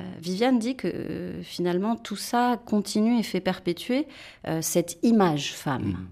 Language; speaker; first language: French; native; French